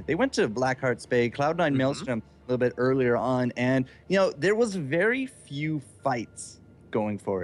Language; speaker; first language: English; native; English